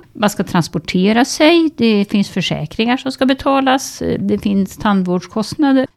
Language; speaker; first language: Swedish; native; Swedish